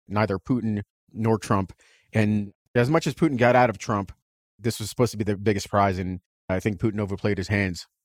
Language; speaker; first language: English; early bilingual, other home language; Russian